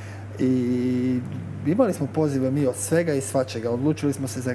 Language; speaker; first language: Croatian; native; Croatian